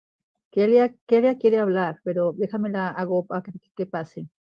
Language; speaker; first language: Spanish; native; Spanish